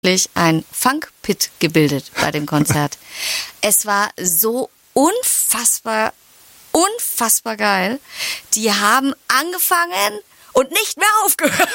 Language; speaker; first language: German; native; German